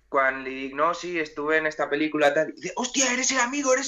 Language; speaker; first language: Spanish; non-native, local second language; Catalan